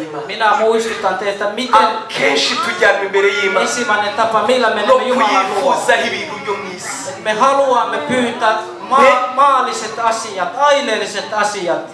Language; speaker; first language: Finnish; non-native, fluent; Kinyarwanda